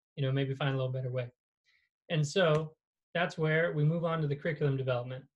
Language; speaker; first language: English; native; English